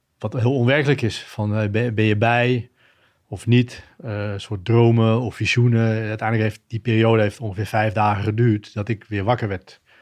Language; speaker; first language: Dutch; native; Dutch